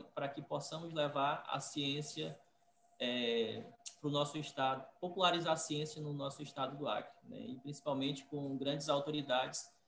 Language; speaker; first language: Portuguese; native; Portuguese